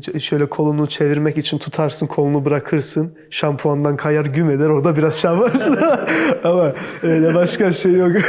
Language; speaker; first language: Turkish; early bilingual, heritage; Turkish